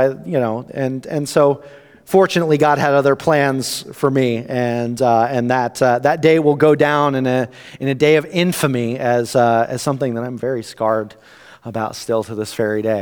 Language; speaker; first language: English; native; English